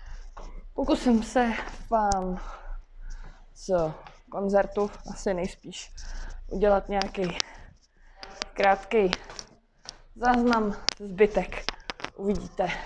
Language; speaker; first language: Czech; native; Czech